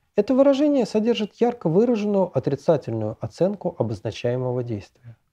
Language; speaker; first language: Russian; native; Russian